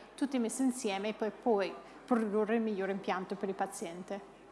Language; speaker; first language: Italian; non-native, fluent; English